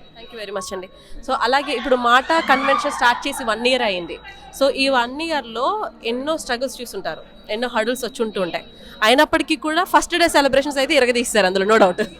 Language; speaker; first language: Telugu; native; Telugu